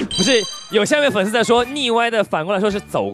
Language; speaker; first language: Chinese; native; Chinese